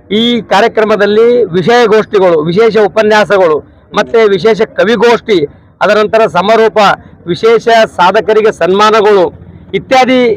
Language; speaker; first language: Kannada; native; Kannada